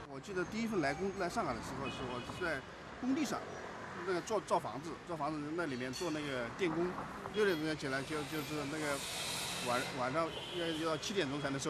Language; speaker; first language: Chinese; native; Chinese